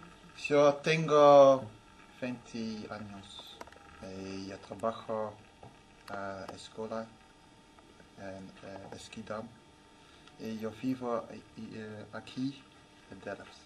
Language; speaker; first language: Spanish; non-native, learner; Dutch